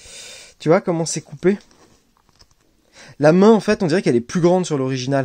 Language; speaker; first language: French; native; French